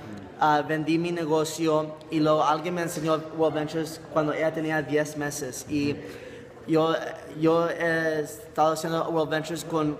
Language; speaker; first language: Spanish; early bilingual, heritage; Spanish